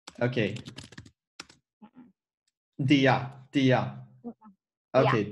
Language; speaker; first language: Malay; non-native, learner; French